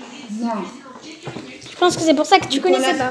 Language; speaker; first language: French; early bilingual, other home language; Arabic